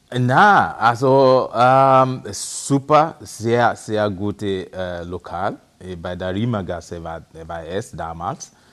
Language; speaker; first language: German; non-native, fluent; Yoruba